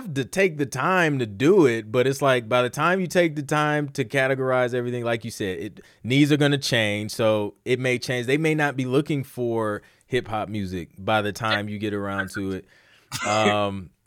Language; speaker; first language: English; native; English